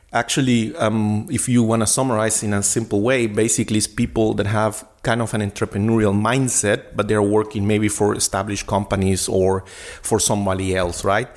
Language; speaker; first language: English; non-native, fluent; Spanish